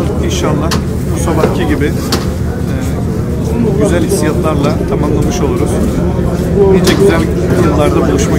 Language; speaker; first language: Turkish; native; Turkish